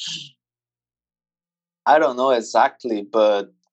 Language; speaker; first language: English; non-native, fluent; Portuguese